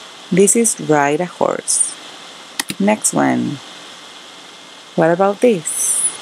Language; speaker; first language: English; non-native, fluent; Spanish